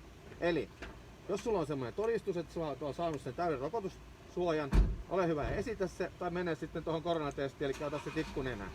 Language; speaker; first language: Finnish; native; Finnish